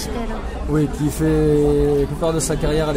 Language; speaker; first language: French; native; French